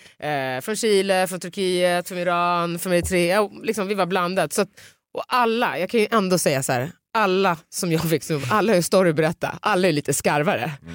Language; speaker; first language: Swedish; early bilingual, other home language; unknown